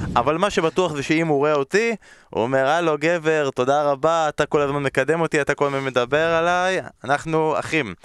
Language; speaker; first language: Hebrew; native; Hebrew